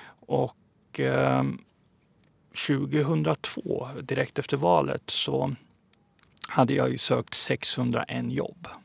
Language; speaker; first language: Swedish; early bilingual, other home language; Persian